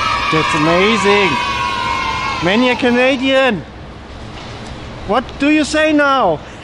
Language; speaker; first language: English; non-native, learner; German